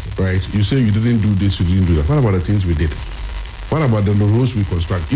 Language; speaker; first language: English; non-native, local second language; Akan